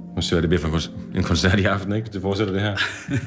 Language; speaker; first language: Danish; native; Danish